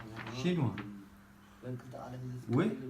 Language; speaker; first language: French; non-native, learner; Arabic